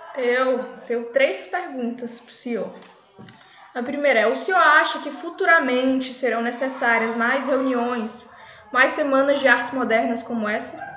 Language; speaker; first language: Portuguese; native; Portuguese